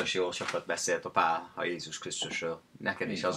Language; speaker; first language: Hungarian; non-native, fluent; English